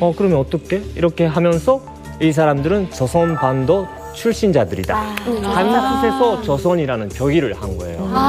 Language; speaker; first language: Korean; early bilingual, heritage; Korean